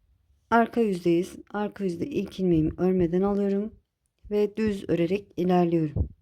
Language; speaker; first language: Turkish; native; Turkish